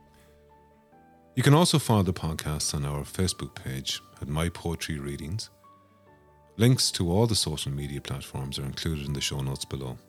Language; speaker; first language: English; native; English